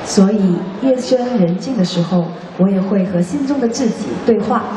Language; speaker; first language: Chinese; native; Chinese